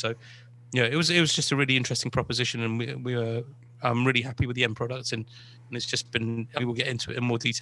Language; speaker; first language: English; native; English